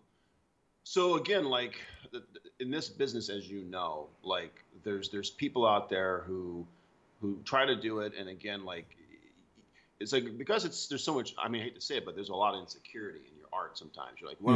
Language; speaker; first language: English; native; English